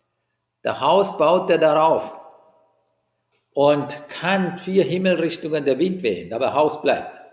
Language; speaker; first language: German; non-native, fluent; Sinhala